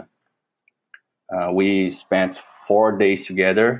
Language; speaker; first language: English; non-native, fluent; Portuguese